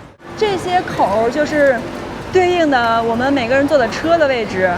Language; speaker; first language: Chinese; native; Chinese